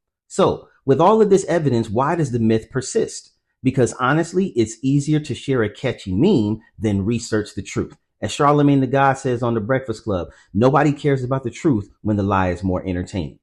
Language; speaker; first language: English; native; English